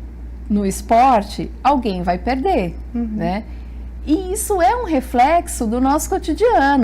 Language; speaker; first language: Portuguese; native; Portuguese